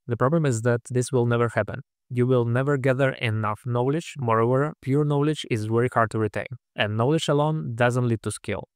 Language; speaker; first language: English; non-native, fluent; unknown